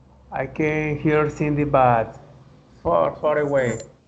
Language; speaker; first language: English; non-native, learner; Spanish